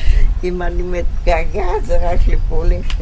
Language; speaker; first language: Hebrew; non-native, fluent; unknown